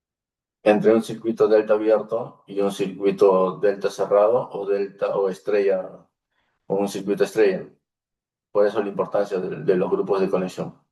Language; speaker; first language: Spanish; native; Spanish